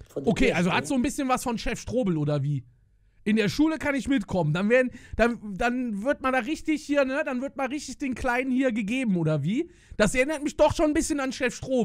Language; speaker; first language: German; native; German